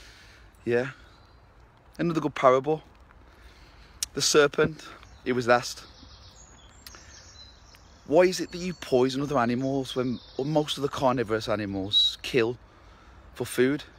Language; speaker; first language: English; native; English